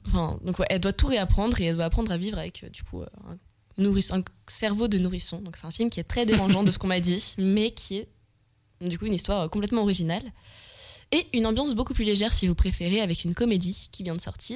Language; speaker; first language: French; native; French